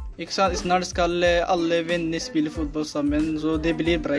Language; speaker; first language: Norwegian; non-native, learner; Spanish